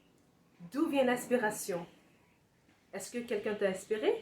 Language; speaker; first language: French; non-native, fluent; English